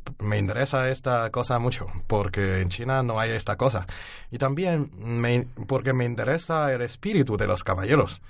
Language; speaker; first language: Spanish; non-native, learner; Chinese